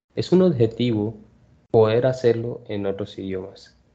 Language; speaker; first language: Spanish; native; Spanish